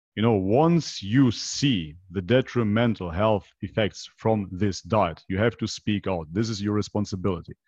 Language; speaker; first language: English; non-native, fluent; Macedonian